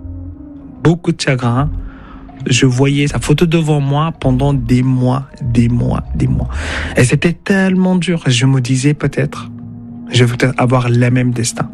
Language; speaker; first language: French; non-native, fluent; Arabic